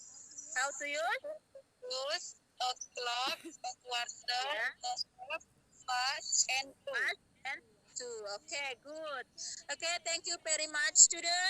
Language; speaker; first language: English; non-native, learner; Indonesian